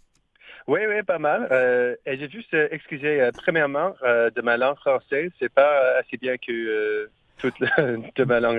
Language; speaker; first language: French; non-native, learner; English